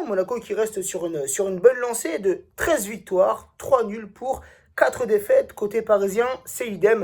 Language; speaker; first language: French; native; French